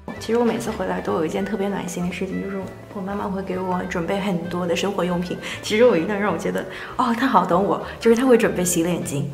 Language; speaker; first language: Chinese; native; Chinese